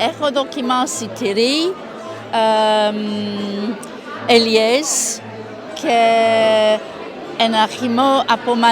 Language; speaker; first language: Greek; non-native, learner; English